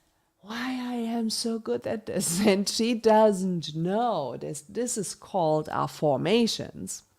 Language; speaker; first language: English; non-native, fluent; German